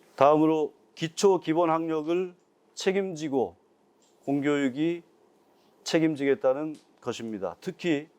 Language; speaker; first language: Korean; native; Korean